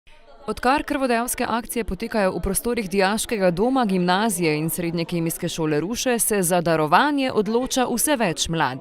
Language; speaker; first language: Slovenian; native; Slovenian